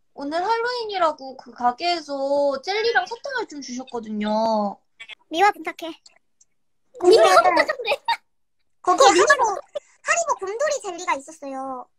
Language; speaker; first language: Korean; native; Korean